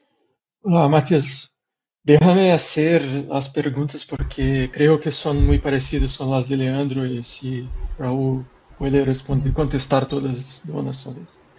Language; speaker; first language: Spanish; non-native, fluent; Portuguese